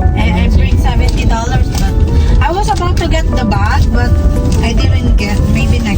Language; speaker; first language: English; non-native, learner; Filipino